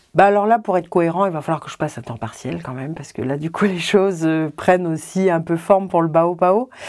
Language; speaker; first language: French; native; French